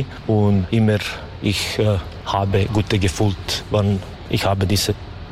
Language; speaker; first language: German; non-native, learner; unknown